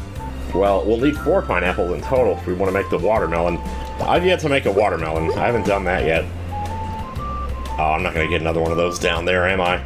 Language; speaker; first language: English; native; English